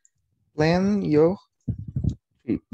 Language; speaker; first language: English; non-native, learner; Portuguese